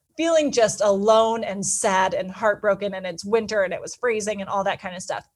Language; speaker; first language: English; native; English